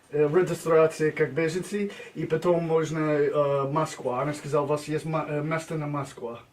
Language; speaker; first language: Russian; non-native, learner; English